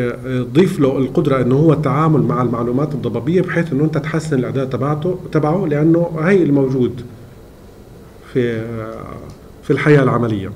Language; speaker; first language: Arabic; native; Arabic